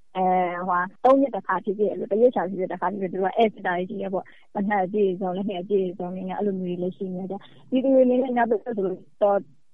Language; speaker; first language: Burmese; native; Burmese